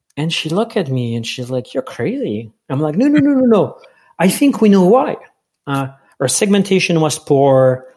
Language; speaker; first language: English; non-native, fluent; French